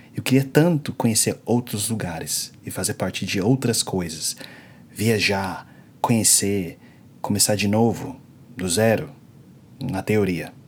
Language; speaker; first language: Portuguese; non-native, fluent; English